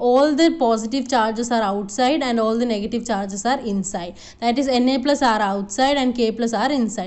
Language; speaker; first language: English; non-native, local second language; Malayalam